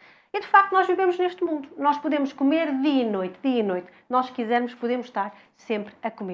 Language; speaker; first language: Portuguese; native; Portuguese